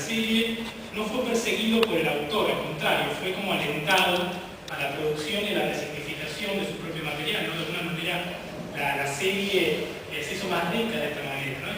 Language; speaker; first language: Spanish; native; Spanish